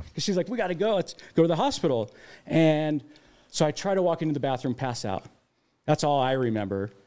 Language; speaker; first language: English; native; English